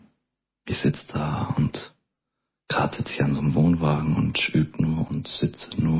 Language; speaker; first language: German; native; German